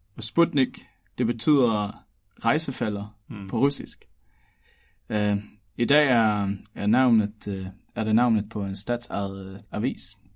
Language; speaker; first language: Danish; native; Danish